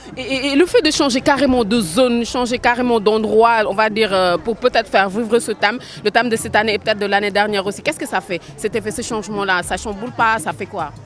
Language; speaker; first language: French; non-native, local second language; Wolof